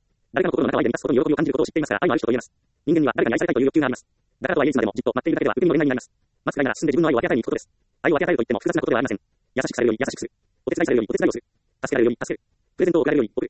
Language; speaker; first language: Japanese; native; Japanese